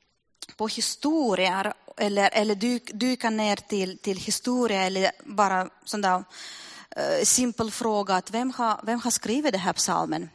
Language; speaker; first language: Swedish; non-native, fluent; Russian